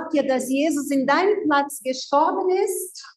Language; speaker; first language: German; non-native, fluent; Portuguese